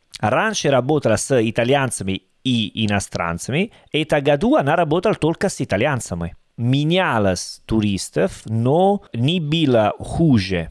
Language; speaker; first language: Russian; non-native, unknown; Italian